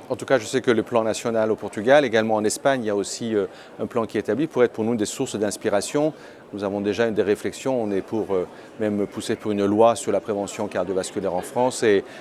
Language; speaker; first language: French; native; French